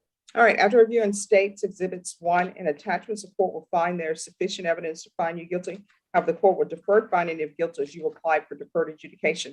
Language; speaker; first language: English; native; English